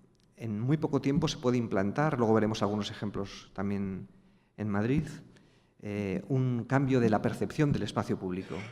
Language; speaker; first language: Spanish; native; Spanish